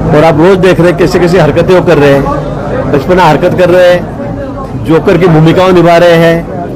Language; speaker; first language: Hindi; non-native, local second language; Marathi